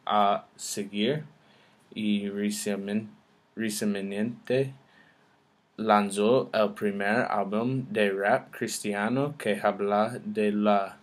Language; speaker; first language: Spanish; non-native, learner; English